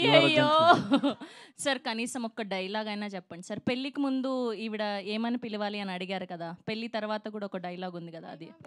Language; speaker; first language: Telugu; native; Telugu